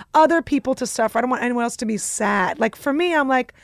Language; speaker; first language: English; early bilingual, other home language; Russian